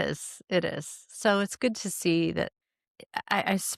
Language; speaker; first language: English; native; English